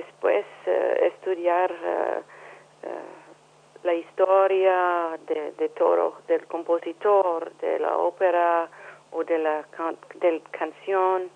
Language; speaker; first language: Spanish; non-native, learner; English